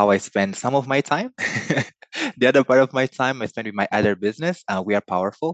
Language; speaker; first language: English; non-native, fluent; Portuguese